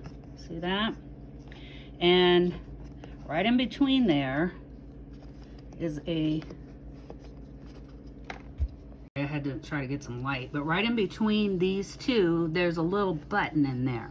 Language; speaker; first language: English; native; English